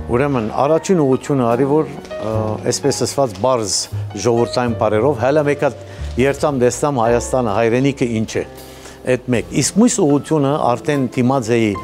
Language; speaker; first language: Armenian; early bilingual, heritage; Armenian